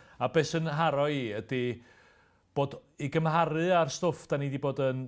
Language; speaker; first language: Welsh; native; Welsh